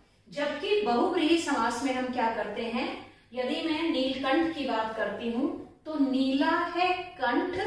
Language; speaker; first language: Hindi; native; Hindi